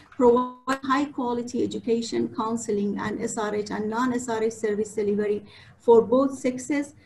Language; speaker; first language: English; non-native, fluent; Persian